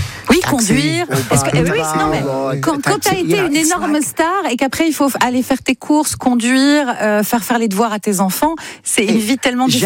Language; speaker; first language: French; native; French